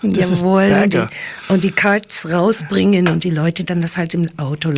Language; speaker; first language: German; non-native, fluent; English